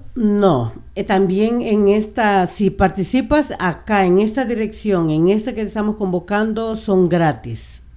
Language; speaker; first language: Spanish; native; Spanish